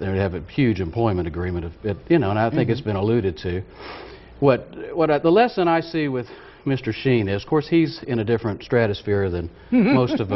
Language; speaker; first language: English; native; English